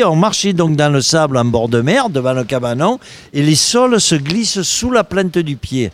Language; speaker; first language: French; native; French